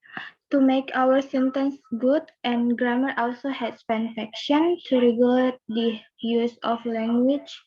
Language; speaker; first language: English; non-native, learner; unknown